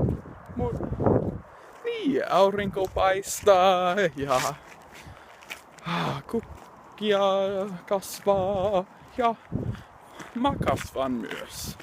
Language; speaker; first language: Finnish; non-native, learner; English